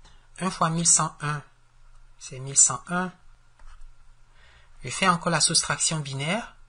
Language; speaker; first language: French; native; French